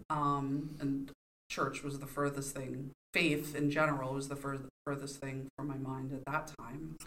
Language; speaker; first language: English; native; English